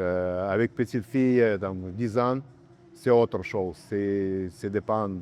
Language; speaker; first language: French; non-native, learner; Russian